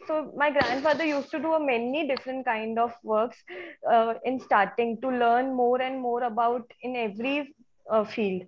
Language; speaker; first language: English; non-native, local second language; Hindi